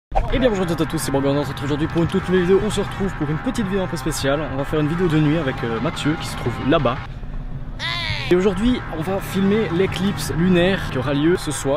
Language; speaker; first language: French; native; French